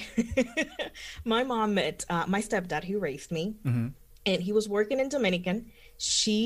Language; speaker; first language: English; non-native, fluent; Spanish